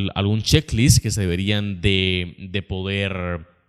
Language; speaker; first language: Spanish; native; Spanish